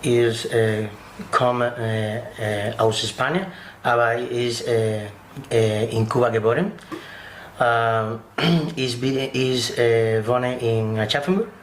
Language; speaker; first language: German; non-native, learner; Spanish